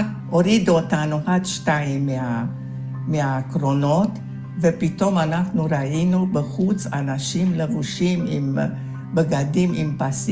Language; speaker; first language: Hebrew; non-native, fluent; Hungarian